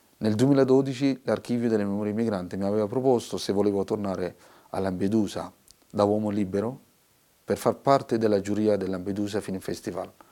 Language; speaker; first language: Italian; non-native, fluent; Somali